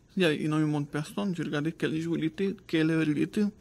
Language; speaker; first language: French; native; French